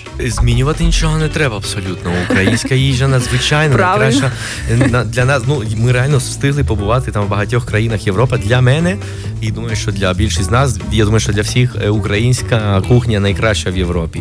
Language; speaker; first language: Ukrainian; non-native, fluent; Spanish